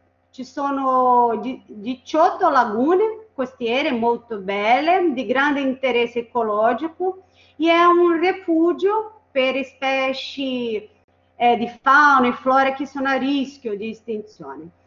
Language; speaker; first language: Italian; non-native, fluent; Portuguese